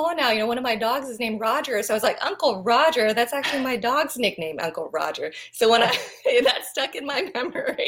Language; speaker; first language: English; non-native, fluent; Vietnamese